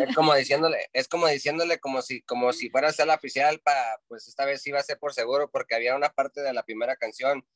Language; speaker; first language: Spanish; early bilingual, heritage; Spanish